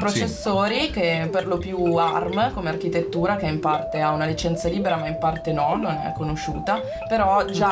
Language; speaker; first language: Italian; native; Italian